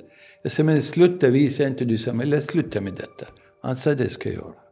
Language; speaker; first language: Swedish; non-native, learner; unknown